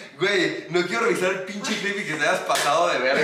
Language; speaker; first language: Spanish; native; Spanish